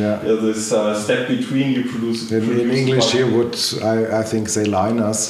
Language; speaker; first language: English; non-native, learner; German